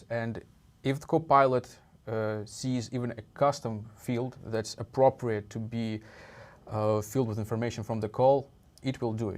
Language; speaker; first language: English; non-native, fluent; Russian